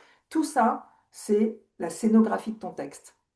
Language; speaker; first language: French; native; French